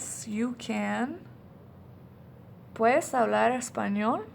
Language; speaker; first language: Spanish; non-native, fluent; English